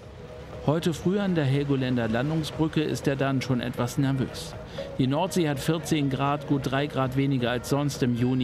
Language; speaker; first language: German; native; German